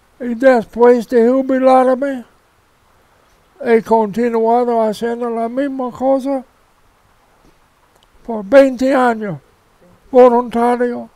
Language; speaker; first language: Spanish; non-native, fluent; English